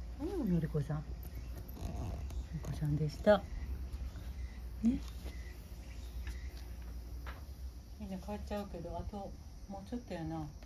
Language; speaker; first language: Japanese; native; Japanese